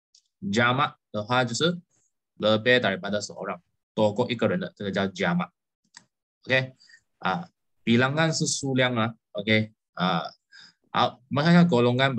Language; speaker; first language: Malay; non-native, local second language; Chinese